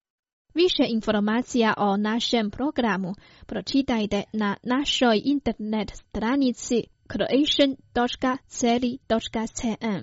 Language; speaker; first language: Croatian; non-native, fluent; Chinese